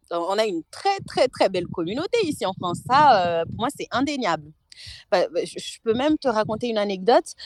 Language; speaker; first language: French; non-native, local second language; Malagasy